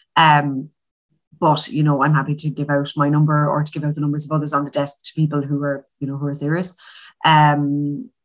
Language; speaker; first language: English; native; English